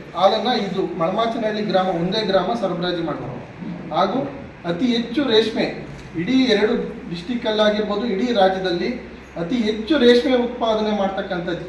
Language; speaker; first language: Kannada; native; Kannada